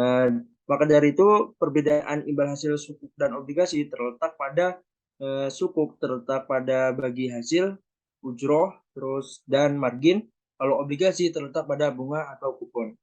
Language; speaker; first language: Indonesian; native; Indonesian